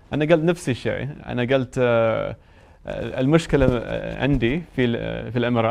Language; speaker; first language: Arabic; non-native, learner; English